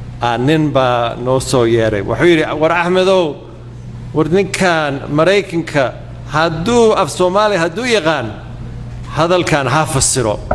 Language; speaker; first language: Somali; non-native, fluent; English